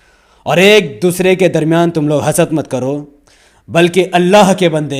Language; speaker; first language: Hindi; native; Hindi